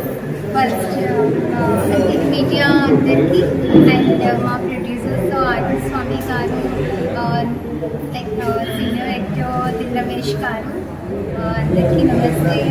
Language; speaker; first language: Telugu; non-native, learner; Hindi